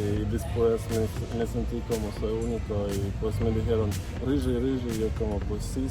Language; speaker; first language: Spanish; non-native, fluent; Russian